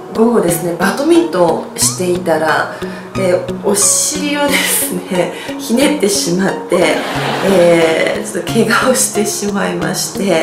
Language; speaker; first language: Japanese; native; Japanese